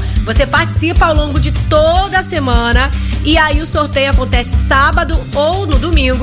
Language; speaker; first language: Portuguese; native; Portuguese